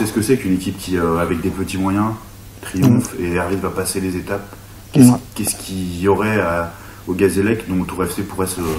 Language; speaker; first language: French; native; French